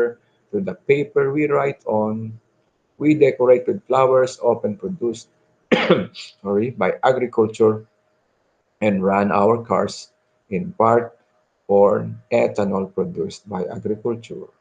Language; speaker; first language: English; non-native, local second language; Filipino